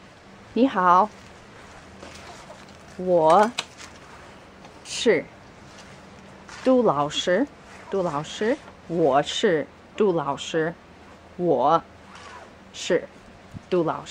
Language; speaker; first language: Chinese; non-native, fluent; English